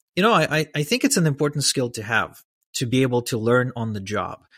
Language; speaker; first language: English; early bilingual, other home language; Hebrew